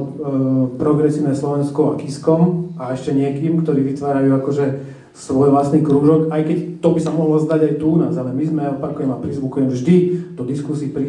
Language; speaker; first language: Slovak; native; Slovak